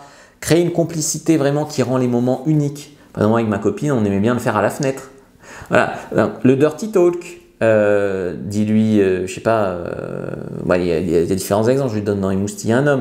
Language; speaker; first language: French; native; French